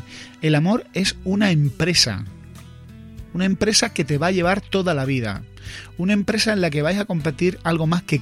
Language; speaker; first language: Spanish; native; Spanish